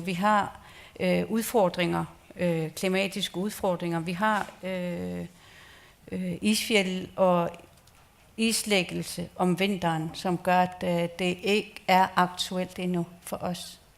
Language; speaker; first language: Danish; non-native, local second language; Kalaallisut